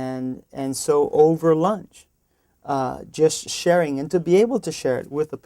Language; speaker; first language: English; native; English